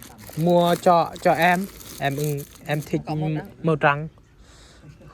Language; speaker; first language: Vietnamese; non-native, learner; Thai